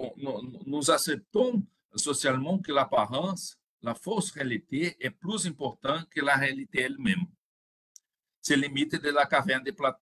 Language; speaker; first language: French; non-native, fluent; Portuguese